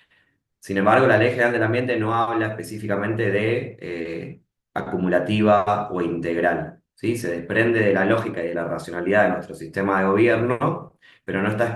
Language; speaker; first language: Spanish; native; Spanish